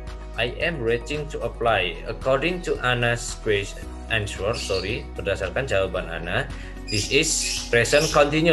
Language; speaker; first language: English; non-native, learner; Indonesian